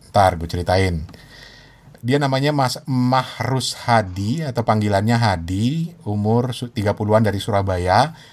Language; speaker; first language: Indonesian; native; Indonesian